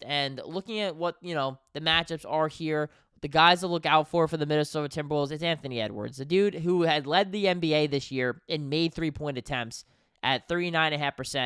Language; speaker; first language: English; native; English